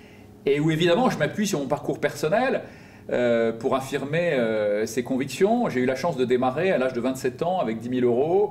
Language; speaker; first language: French; native; French